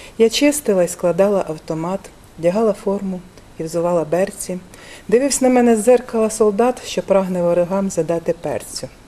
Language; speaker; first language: Ukrainian; native; Ukrainian